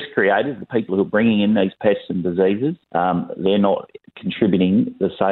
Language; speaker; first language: English; native; English